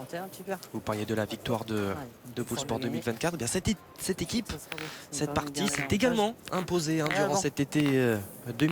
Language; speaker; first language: French; native; French